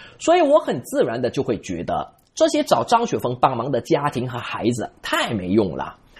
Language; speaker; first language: Chinese; native; Chinese